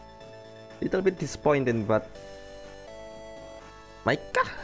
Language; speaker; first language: English; non-native, fluent; Indonesian